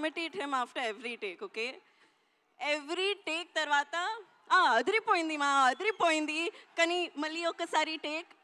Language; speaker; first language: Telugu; non-native, learner; Hindi